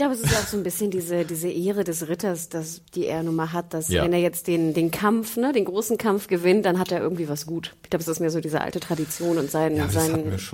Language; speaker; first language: German; native; German